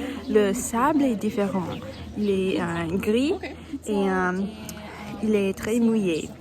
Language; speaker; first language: French; non-native, learner; English